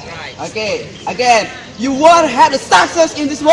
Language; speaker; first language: English; non-native, learner; Indonesian